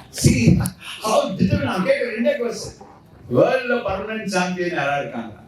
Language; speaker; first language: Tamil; native; Tamil